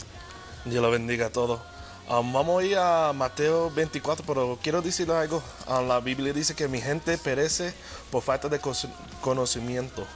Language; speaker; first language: Spanish; early bilingual, heritage; Spanish